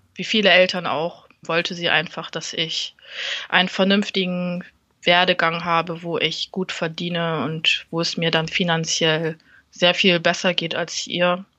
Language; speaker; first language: German; early bilingual, other home language; Vietnamese